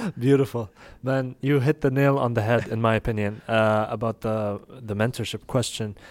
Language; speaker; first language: English; non-native, fluent; Arabic